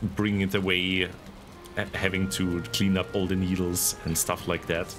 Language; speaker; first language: English; non-native, fluent; German